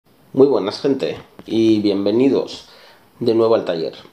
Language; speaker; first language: Spanish; native; Spanish